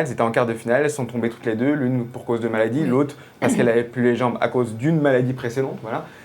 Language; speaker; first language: French; native; French